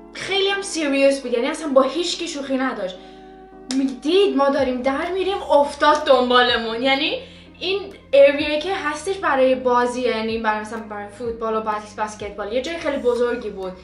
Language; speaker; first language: Persian; early bilingual, heritage; Persian